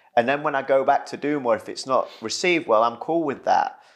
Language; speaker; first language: English; native; English